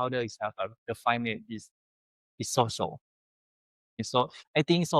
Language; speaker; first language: English; non-native, learner; Thai